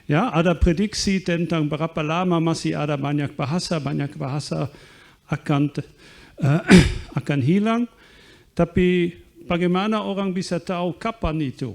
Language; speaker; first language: Indonesian; non-native, fluent; German